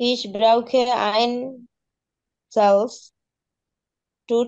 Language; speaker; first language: German; non-native, learner; Bangla